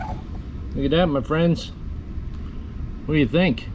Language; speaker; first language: English; native; English